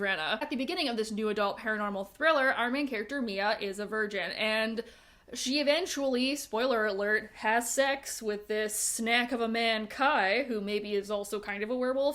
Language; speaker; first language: English; native; English